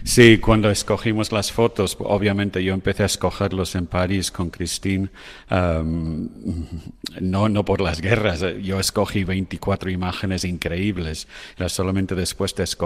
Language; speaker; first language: Spanish; non-native, fluent; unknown